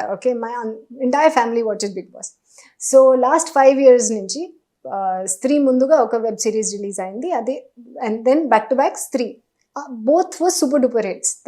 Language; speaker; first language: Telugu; non-native, local second language; Hindi